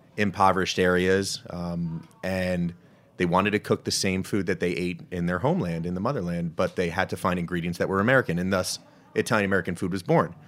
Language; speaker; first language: English; native; English